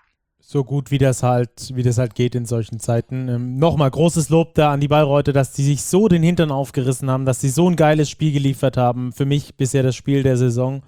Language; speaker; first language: German; native; German